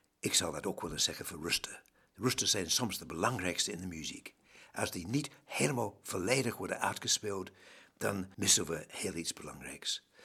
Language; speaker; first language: Dutch; non-native, fluent; English